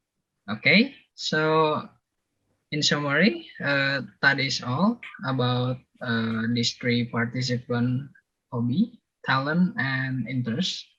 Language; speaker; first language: English; non-native, learner; Indonesian